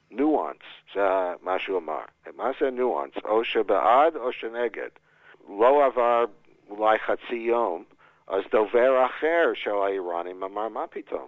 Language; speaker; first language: Hebrew; non-native, fluent; English